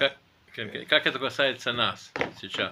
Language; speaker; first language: Hebrew; non-native, fluent; Russian